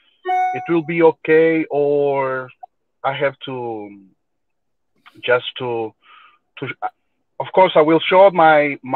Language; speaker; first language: English; non-native, learner; Portuguese